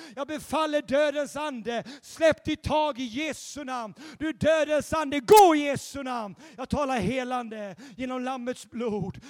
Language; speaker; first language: Swedish; native; Swedish